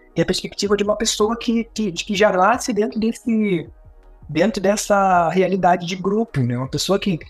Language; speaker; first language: Portuguese; native; Portuguese